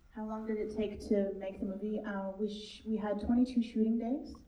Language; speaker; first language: English; native; English